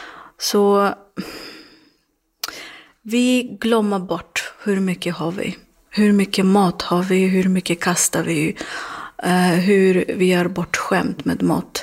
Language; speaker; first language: Swedish; non-native, learner; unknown